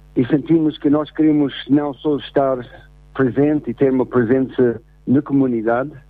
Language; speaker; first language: Portuguese; non-native, fluent; English